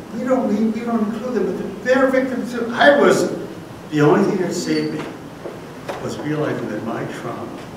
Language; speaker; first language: English; native; English